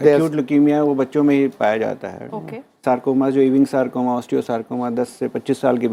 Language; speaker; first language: Hindi; native; Hindi